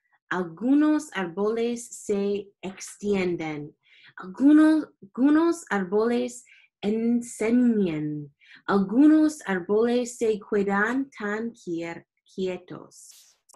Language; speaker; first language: Spanish; non-native, learner; English